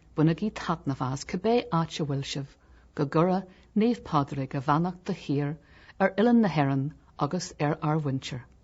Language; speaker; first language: Irish; non-native, local second language; English